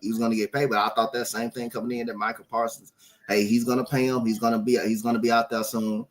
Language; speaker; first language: English; native; English